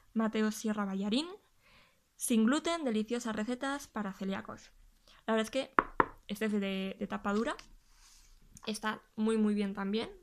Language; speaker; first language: Spanish; native; Spanish